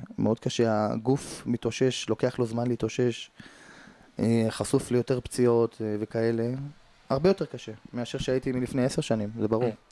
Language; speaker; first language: Hebrew; native; Hebrew